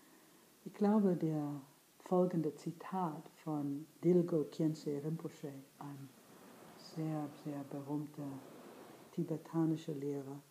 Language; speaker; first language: German; non-native, fluent; English